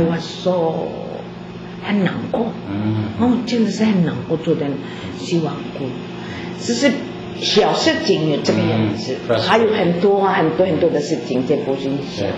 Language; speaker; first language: Chinese; non-native, learner; Filipino